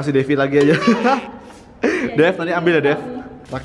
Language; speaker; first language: Indonesian; native; Indonesian